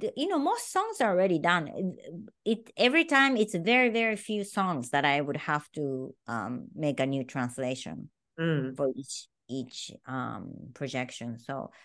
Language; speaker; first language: English; non-native, fluent; Japanese